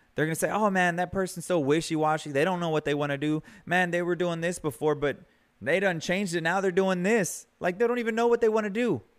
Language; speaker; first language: English; early bilingual, other home language; Spanish